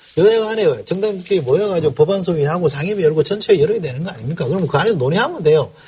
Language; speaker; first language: Korean; native; Korean